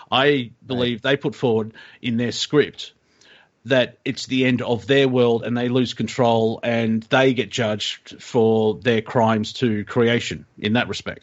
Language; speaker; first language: English; native; English